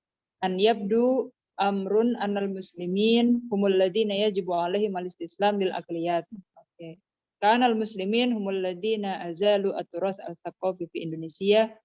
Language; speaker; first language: Arabic; non-native, fluent; Indonesian